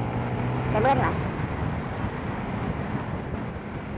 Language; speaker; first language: Vietnamese; native; Vietnamese